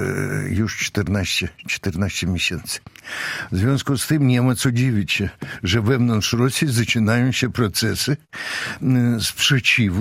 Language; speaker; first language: Polish; non-native, fluent; Russian